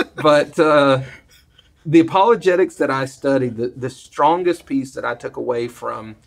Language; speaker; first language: English; native; English